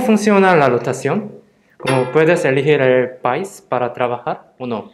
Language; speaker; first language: Spanish; non-native, fluent; Korean